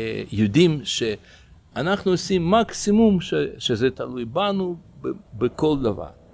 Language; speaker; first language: Hebrew; non-native, fluent; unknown